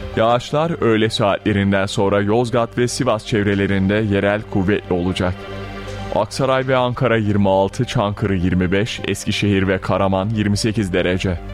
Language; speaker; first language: Turkish; native; Turkish